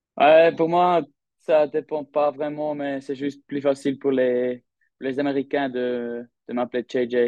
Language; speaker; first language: French; non-native, local second language; German